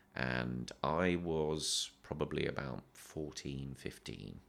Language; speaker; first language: English; native; English